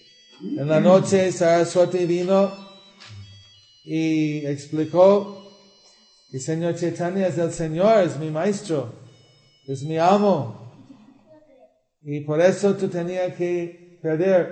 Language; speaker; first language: Spanish; non-native, fluent; English